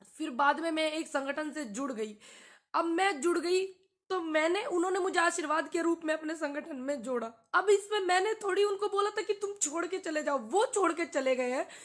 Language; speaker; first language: Hindi; native; Hindi